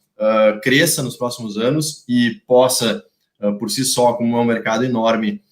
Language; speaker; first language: Portuguese; native; Portuguese